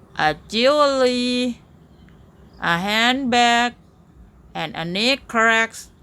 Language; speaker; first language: English; non-native, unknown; Thai